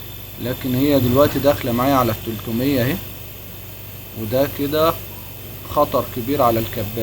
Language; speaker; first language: Arabic; native; Arabic